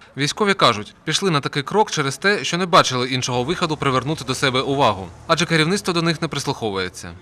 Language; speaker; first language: Ukrainian; native; Ukrainian